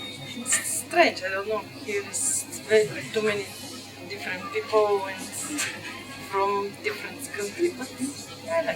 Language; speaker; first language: English; non-native, learner; Bulgarian